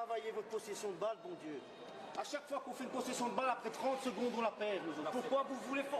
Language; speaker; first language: French; native; French